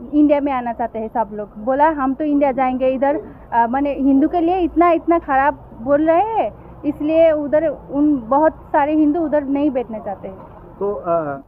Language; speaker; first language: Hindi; non-native, learner; Bangla